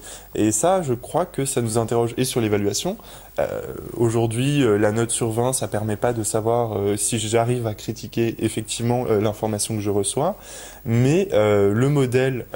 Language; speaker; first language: French; native; French